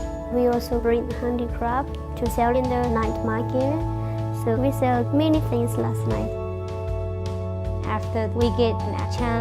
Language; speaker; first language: English; non-native, local second language; Hmong